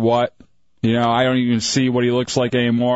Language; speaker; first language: English; native; English